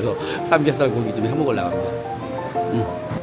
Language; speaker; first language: Korean; native; Korean